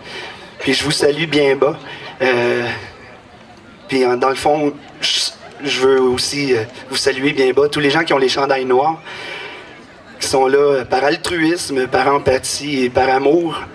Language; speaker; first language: French; native; French